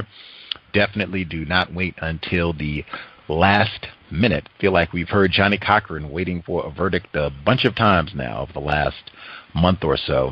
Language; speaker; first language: English; native; English